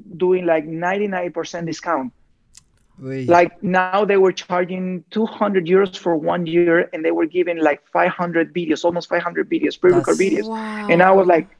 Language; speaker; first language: English; non-native, fluent; Spanish